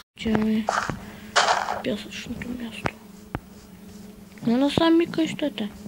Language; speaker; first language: Bulgarian; native; Bulgarian